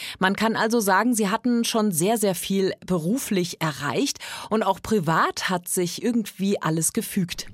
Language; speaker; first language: German; native; German